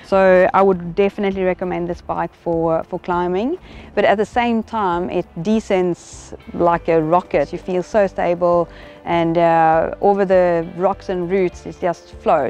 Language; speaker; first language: English; non-native, fluent; Swedish